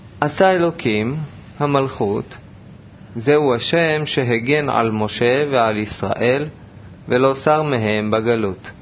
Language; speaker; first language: Hebrew; native; Hebrew